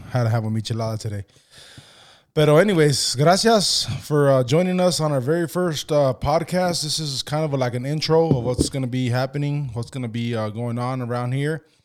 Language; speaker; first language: English; early bilingual, other home language; Spanish